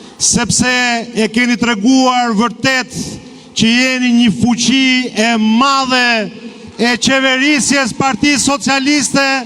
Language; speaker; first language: Albanian; native; Albanian